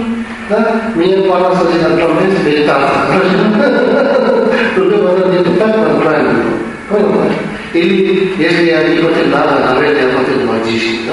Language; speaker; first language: Russian; non-native, learner; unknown